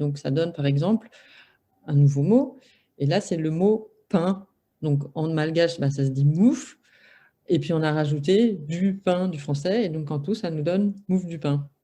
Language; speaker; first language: French; native; French